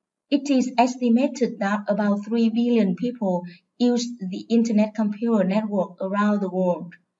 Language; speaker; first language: English; non-native, fluent; Vietnamese